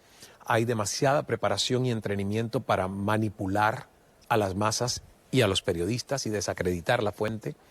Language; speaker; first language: Spanish; native; Spanish